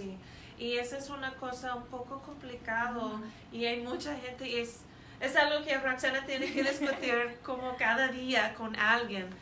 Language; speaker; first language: Spanish; non-native, fluent; English